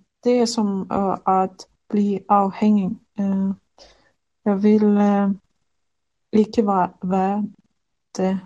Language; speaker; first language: Danish; non-native, learner; Swedish